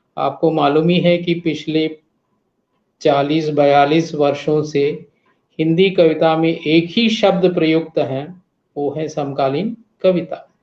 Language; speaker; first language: Hindi; non-native, local second language; Malayalam